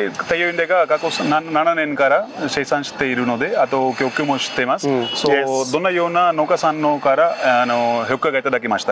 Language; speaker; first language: Japanese; non-native, fluent; Hindi